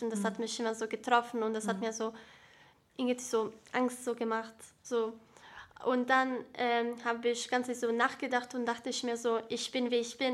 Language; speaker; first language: German; early bilingual, other home language; Bosnian